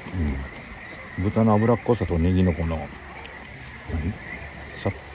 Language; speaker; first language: Japanese; native; Japanese